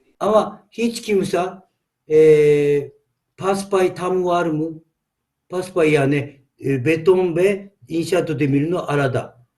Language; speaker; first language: Turkish; non-native, learner; Japanese